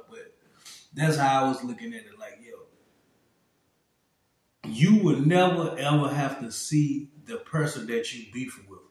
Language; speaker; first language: English; native; English